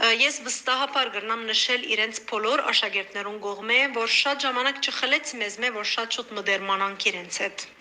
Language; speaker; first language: Armenian; native; Armenian